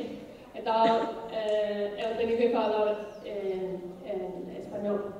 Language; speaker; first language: Portuguese; non-native, learner; Spanish